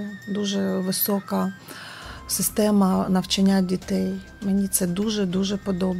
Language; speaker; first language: Ukrainian; non-native, local second language; Russian